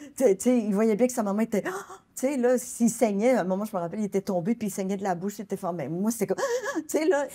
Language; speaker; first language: French; native; French